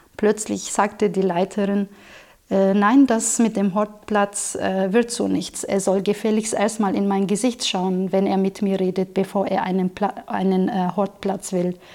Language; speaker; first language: German; non-native, fluent; Turkish